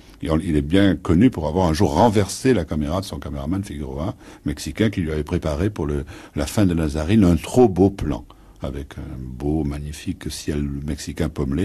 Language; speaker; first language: French; native; French